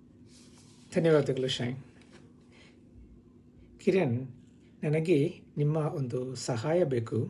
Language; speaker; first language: Kannada; non-native, learner; Malayalam